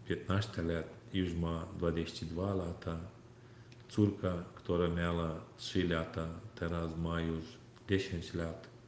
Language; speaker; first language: Polish; non-native, learner; Turkmen